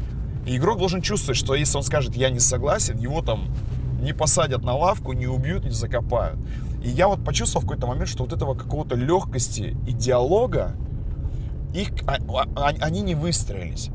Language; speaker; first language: Russian; native; Russian